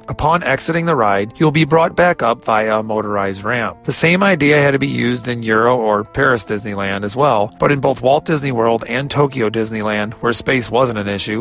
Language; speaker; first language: English; native; English